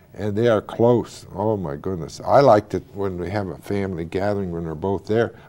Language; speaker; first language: English; native; English